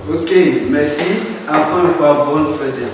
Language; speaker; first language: French; non-native, fluent; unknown